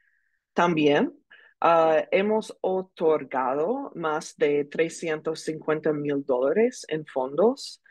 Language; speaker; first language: Spanish; non-native, learner; English